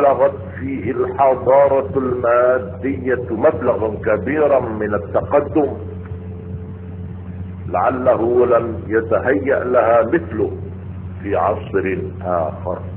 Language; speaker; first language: Arabic; non-native, fluent; Madurese